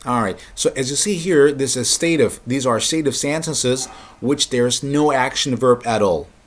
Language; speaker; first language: English; non-native, fluent; Turkish